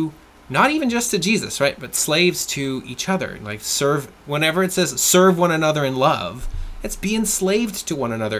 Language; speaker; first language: English; non-native, fluent; French